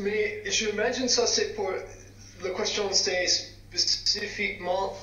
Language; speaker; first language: French; non-native, fluent; English